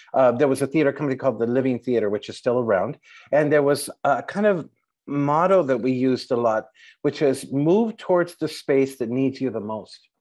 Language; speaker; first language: English; native; English